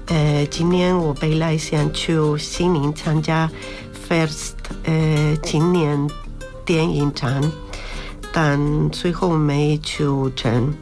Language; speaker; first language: Chinese; non-native, learner; Spanish